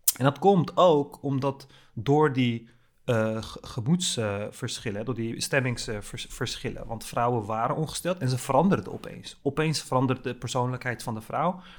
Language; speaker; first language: Dutch; early bilingual, other home language; Turkish